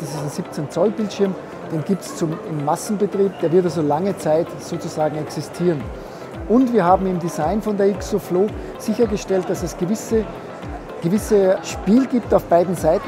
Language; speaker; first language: German; native; German